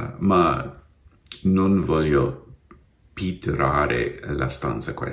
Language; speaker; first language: Italian; non-native, learner; English